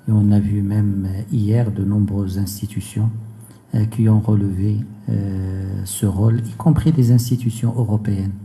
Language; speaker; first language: French; non-native, local second language; Arabic